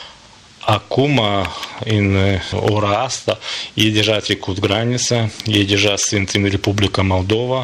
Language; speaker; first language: Romanian; non-native, learner; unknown